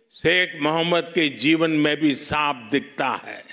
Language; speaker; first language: Hindi; non-native, local second language; Gujarati